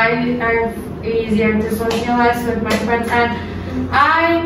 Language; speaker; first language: English; non-native, learner; Indonesian